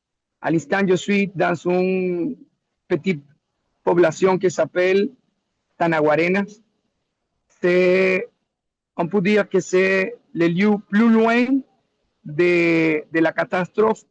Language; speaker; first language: French; non-native, learner; Spanish